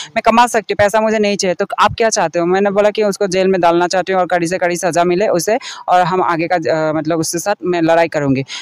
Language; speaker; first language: Hindi; non-native, local second language; Assamese